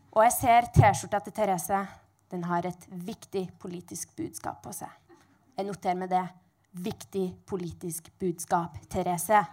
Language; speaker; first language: Norwegian; native; Norwegian